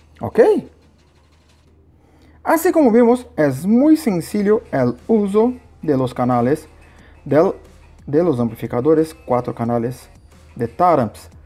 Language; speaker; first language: Spanish; non-native, learner; Portuguese